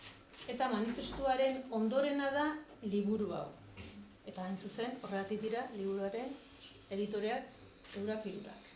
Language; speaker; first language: Basque; native; Basque